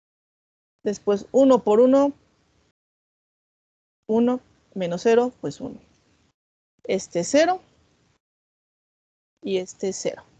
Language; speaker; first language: Spanish; native; Spanish